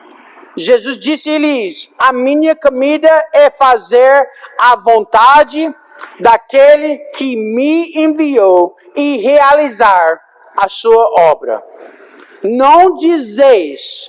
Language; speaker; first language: Portuguese; non-native, fluent; English